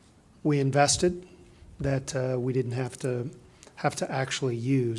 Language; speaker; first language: English; native; English